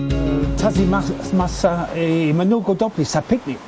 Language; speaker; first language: Bulgarian; non-native, learner; English